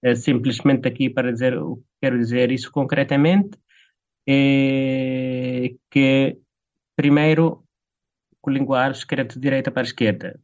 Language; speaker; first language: Portuguese; non-native, fluent; Arabic